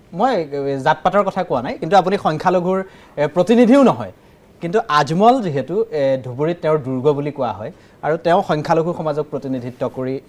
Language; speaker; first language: Assamese; native; Assamese